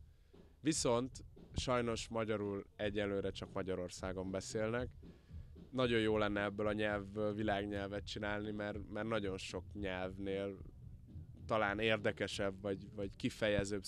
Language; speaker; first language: Hungarian; native; Hungarian